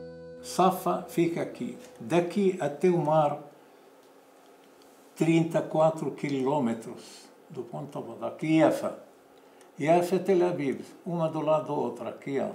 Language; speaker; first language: Portuguese; non-native, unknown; Arabic